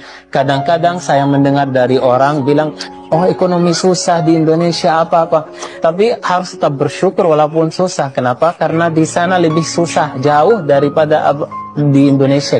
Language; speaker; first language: Indonesian; non-native, fluent; Arabic